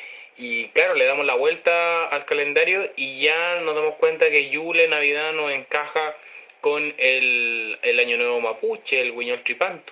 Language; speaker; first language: Spanish; native; Spanish